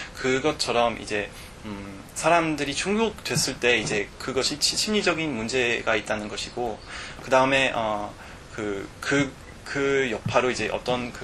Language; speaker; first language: Korean; non-native, fluent; English